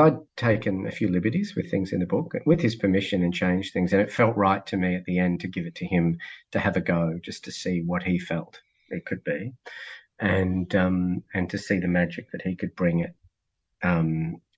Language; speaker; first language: English; native; English